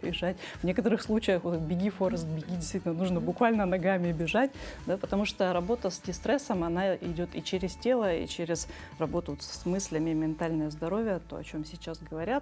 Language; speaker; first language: Russian; native; Russian